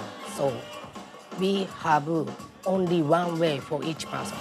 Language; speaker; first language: English; non-native, learner; Japanese